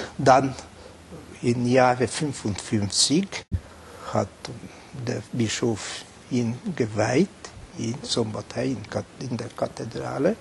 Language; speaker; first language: German; non-native, fluent; Hungarian